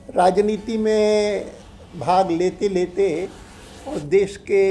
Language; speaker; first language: Urdu; non-native, fluent; Sindhi